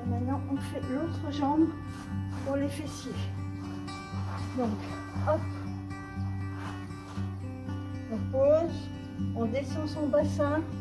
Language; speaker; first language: French; native; French